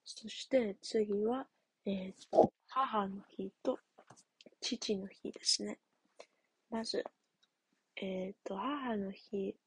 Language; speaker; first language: Japanese; non-native, learner; English